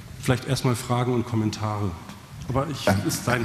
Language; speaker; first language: German; native; German